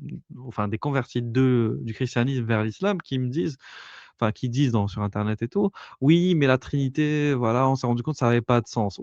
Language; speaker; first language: French; native; French